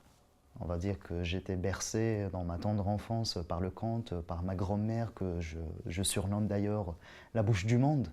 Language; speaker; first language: French; non-native, local second language; Arabic